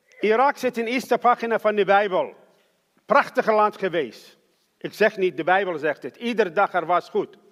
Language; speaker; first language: Dutch; non-native, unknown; Arabic